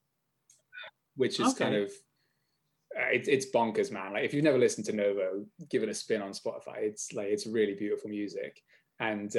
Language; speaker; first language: English; native; English